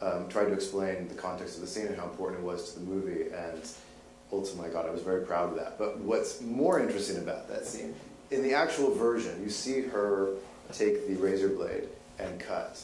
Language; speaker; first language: English; native; English